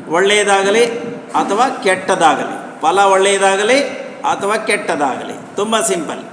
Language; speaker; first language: Kannada; non-native, local second language; Telugu